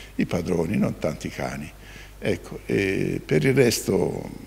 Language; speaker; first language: Italian; native; Italian